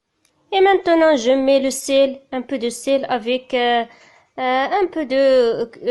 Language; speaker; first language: French; non-native, learner; Tachelhit